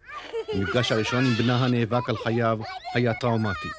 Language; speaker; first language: Hebrew; native; Hebrew